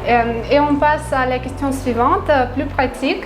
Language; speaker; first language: French; non-native, fluent; Russian